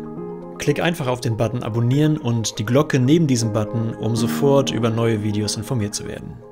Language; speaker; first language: German; native; German